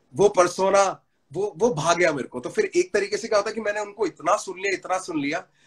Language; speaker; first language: Hindi; native; Hindi